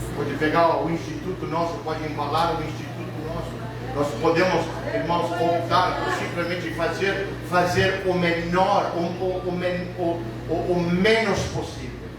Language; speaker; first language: Portuguese; early bilingual, other home language; English